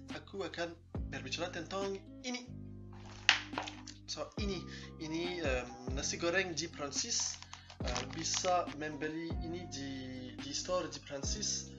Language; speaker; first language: Indonesian; non-native, learner; French